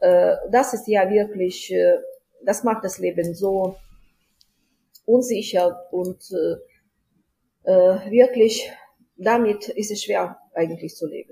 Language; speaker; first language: German; non-native, fluent; Ukrainian